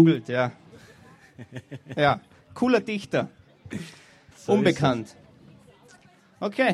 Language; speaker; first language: German; native; German